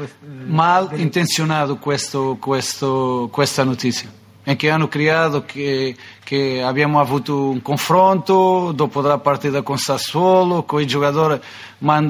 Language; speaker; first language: Italian; non-native, fluent; Portuguese